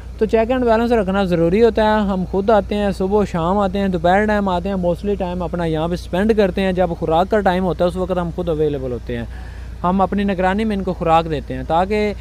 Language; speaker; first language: Urdu; non-native, local second language; Punjabi